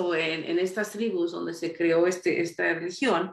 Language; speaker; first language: Spanish; early bilingual, heritage; Spanish